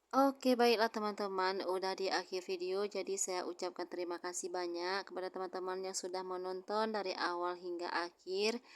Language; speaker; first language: Indonesian; non-native, local second language; Achinese